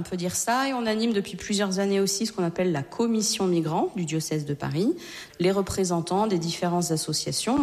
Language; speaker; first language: French; native; French